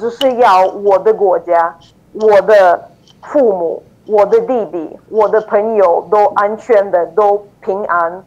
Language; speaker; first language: Chinese; non-native, fluent; Ukrainian